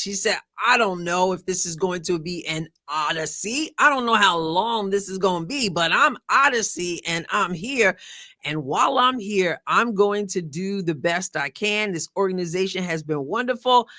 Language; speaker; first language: English; native; English